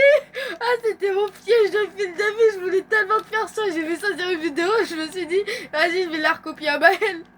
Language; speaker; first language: French; native; French